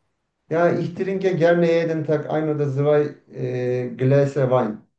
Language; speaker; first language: German; non-native, learner; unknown